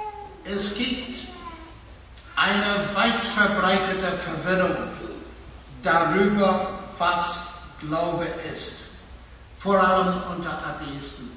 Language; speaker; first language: German; non-native, fluent; English